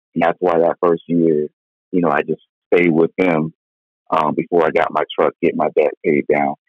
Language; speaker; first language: English; native; English